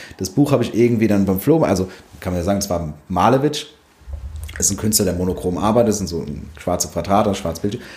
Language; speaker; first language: German; early bilingual, other home language; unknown